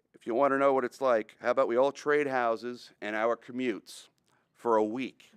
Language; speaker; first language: English; native; English